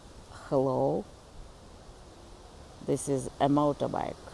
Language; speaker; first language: English; non-native, learner; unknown